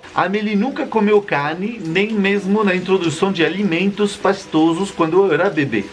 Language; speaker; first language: Portuguese; non-native, fluent; French